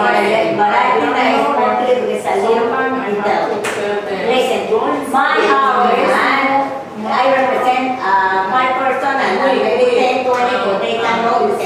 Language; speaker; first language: English; non-native, learner; Spanish